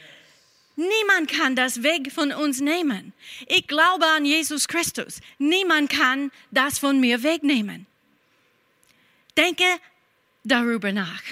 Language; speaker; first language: German; non-native, fluent; English